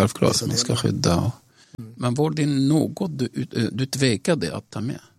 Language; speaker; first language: Swedish; non-native, fluent; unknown